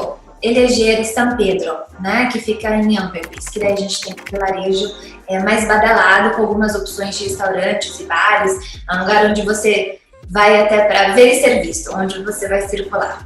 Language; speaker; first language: Portuguese; native; Portuguese